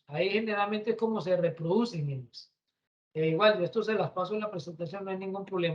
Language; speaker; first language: Spanish; native; Spanish